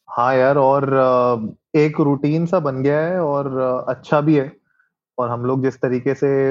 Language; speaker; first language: Hindi; native; Hindi